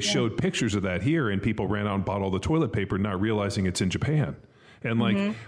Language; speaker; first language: English; native; English